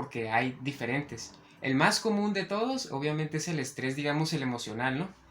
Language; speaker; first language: Spanish; native; Spanish